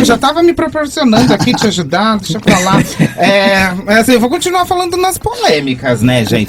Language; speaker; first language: Portuguese; native; Portuguese